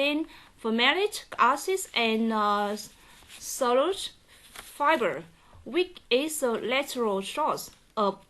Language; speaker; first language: English; non-native, learner; Vietnamese